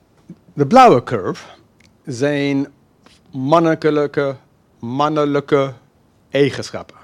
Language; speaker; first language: Dutch; non-native, fluent; English